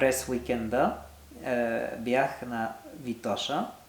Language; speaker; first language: Bulgarian; non-native, learner; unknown